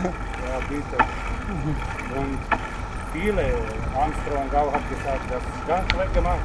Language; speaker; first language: German; non-native, learner; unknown